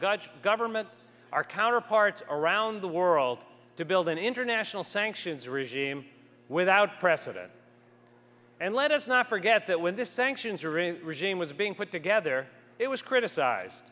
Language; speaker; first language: English; native; English